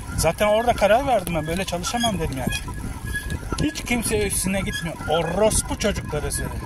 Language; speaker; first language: Turkish; early bilingual, heritage; Turkish